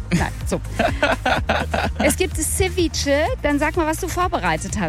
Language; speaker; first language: German; native; German